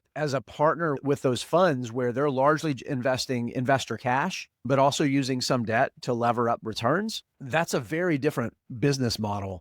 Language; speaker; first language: English; native; English